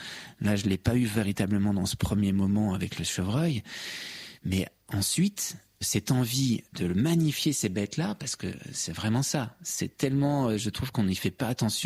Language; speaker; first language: French; native; French